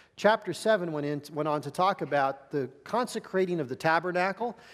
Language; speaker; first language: English; native; English